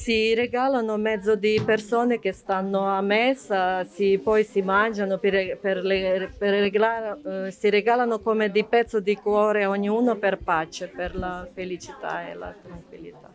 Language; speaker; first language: Italian; non-native, fluent; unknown